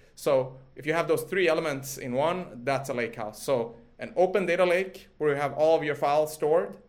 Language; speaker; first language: English; early bilingual, other home language; Swedish